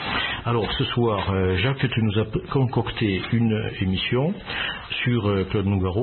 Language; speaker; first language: French; native; French